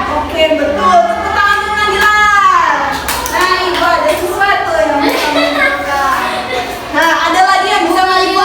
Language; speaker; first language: Indonesian; native; Indonesian